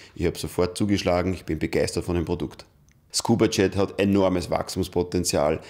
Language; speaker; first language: German; native; German